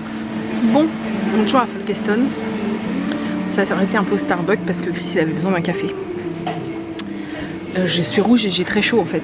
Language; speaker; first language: French; native; French